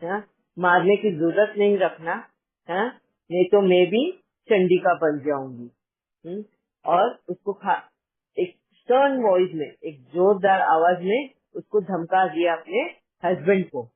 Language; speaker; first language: Hindi; native; Hindi